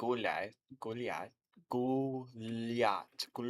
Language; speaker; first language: Russian; non-native, learner; English